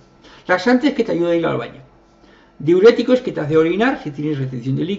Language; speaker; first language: Spanish; native; Spanish